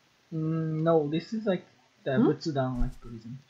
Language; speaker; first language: English; non-native, learner; Japanese